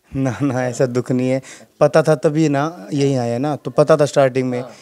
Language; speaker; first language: Hindi; native; Hindi